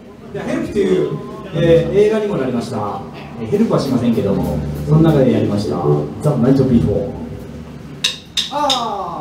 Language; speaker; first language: Japanese; native; Japanese